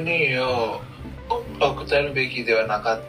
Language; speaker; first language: Japanese; non-native, learner; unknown